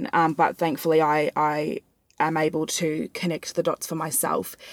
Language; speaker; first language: English; native; English